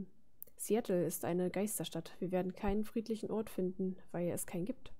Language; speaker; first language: German; native; German